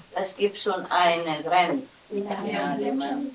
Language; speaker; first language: German; non-native, learner; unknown